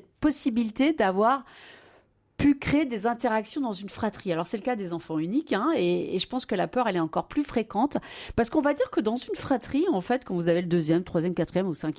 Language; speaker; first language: French; native; French